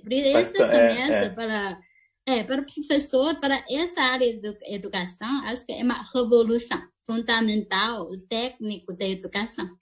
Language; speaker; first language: Portuguese; non-native, fluent; Chinese